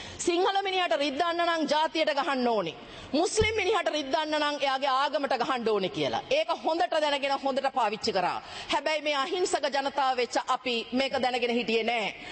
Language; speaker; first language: Sinhala; non-native, local second language; Tamil